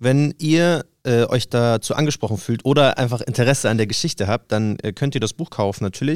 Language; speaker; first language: German; native; German